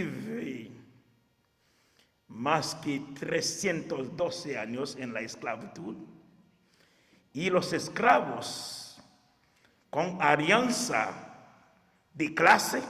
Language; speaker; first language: Spanish; non-native, fluent; Haitian Creole